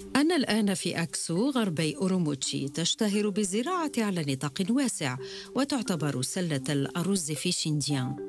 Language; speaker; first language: Arabic; native; Arabic